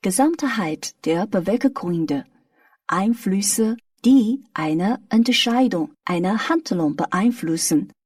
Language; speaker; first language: German; non-native, fluent; Chinese